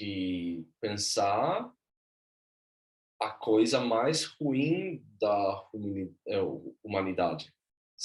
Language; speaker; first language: Portuguese; non-native, learner; Swedish